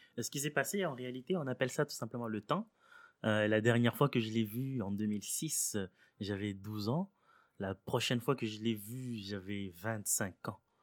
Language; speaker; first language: French; early bilingual, other home language; Swahili